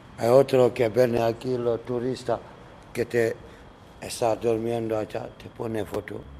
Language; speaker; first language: Spanish; non-native, learner; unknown